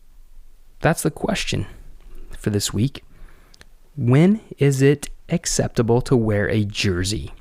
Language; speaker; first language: English; native; English